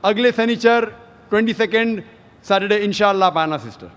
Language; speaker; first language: Hindi; native; Hindi